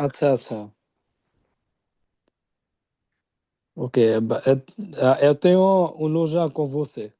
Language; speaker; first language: Portuguese; non-native, learner; Bangla